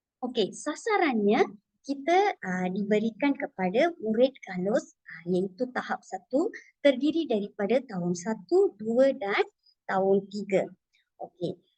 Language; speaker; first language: Malay; non-native, local second language; Tamil